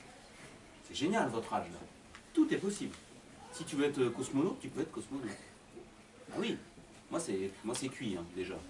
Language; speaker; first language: French; native; French